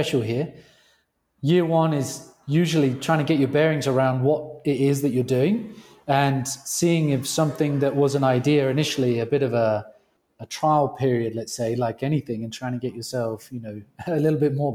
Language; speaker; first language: English; native; English